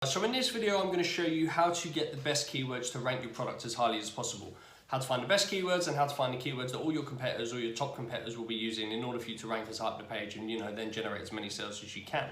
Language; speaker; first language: English; native; English